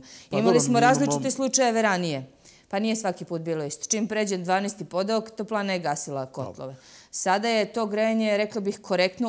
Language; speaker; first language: Serbian; native; Serbian